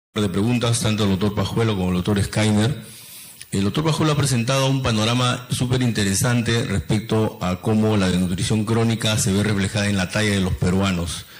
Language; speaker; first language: Spanish; native; Spanish